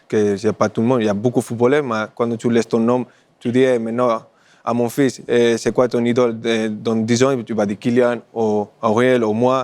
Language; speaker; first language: French; non-native, fluent; Spanish